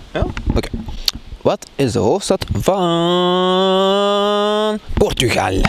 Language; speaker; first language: Dutch; native; Dutch